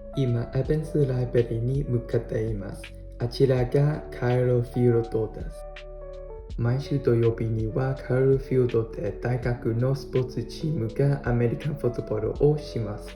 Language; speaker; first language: Japanese; non-native, learner; English